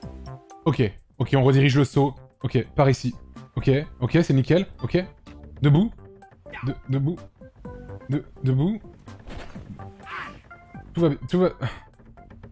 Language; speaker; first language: French; native; French